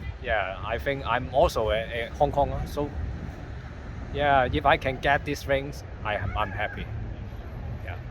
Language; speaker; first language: English; non-native, learner; Cantonese